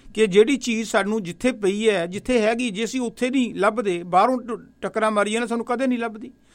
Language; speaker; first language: Punjabi; native; Punjabi